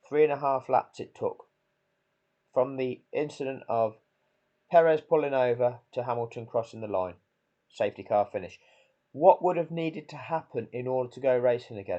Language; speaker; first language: English; native; English